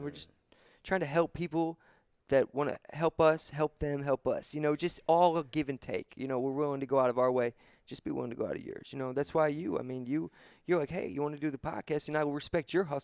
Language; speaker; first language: English; native; English